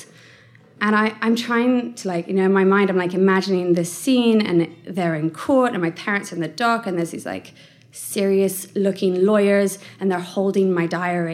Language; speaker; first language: English; native; English